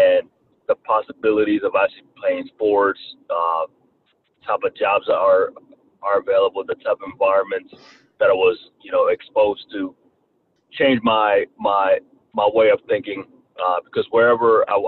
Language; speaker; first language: English; early bilingual, other home language; Kinyarwanda